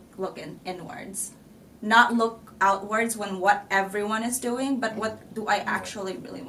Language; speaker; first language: English; non-native, local second language; Filipino